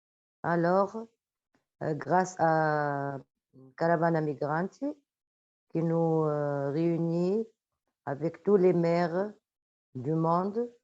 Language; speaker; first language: French; non-native, local second language; Arabic